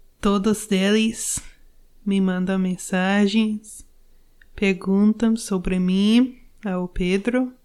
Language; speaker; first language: Portuguese; non-native, learner; English